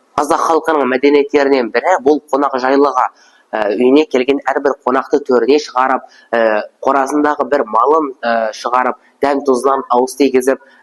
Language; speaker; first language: Kazakh; non-native, local second language; Uzbek